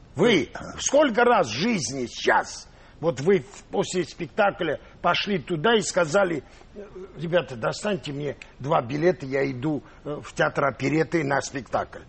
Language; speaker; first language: Russian; non-native, local second language; Armenian